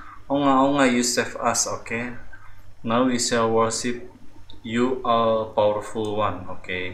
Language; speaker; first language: English; non-native, learner; Indonesian